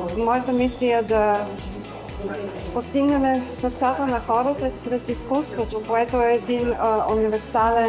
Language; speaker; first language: Bulgarian; early bilingual, heritage; Bulgarian